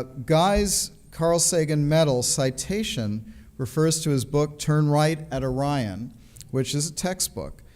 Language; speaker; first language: English; native; English